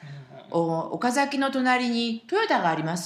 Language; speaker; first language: Japanese; native; Japanese